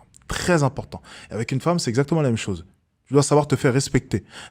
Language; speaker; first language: French; native; French